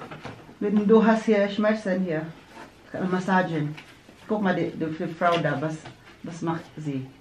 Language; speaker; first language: German; non-native, learner; Filipino